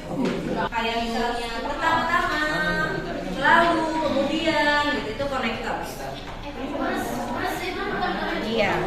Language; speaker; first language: Indonesian; native; Indonesian